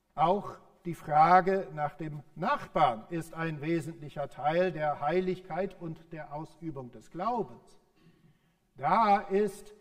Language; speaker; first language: German; non-native, fluent; English